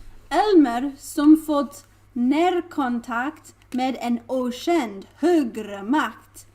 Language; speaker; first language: Swedish; non-native, learner; English